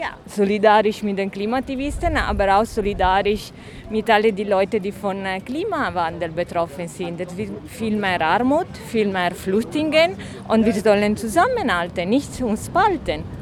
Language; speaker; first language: German; non-native, fluent; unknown